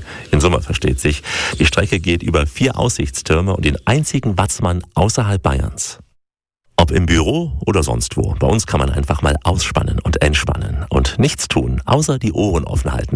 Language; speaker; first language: German; native; German